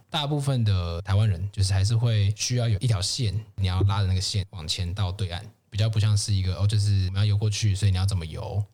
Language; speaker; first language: Chinese; native; Chinese